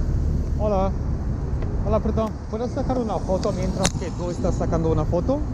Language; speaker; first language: Spanish; non-native, learner; English